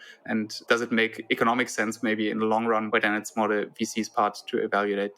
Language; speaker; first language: English; non-native, fluent; German